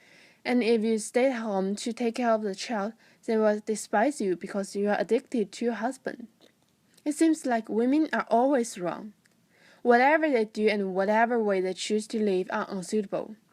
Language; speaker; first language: English; non-native, fluent; Chinese